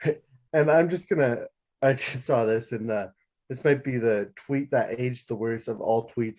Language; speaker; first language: English; native; English